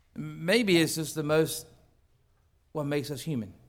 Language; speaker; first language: English; native; English